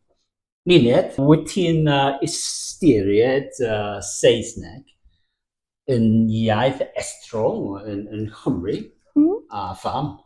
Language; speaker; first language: Welsh; non-native, learner; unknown